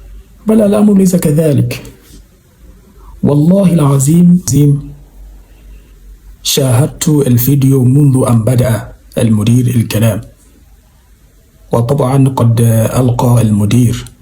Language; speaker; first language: Arabic; non-native, fluent; Yoruba